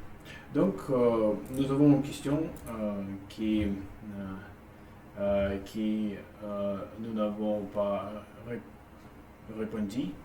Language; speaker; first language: French; non-native, learner; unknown